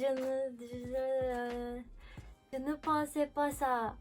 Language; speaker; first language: French; non-native, learner; Japanese